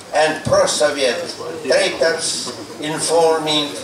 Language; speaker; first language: English; non-native, fluent; Lithuanian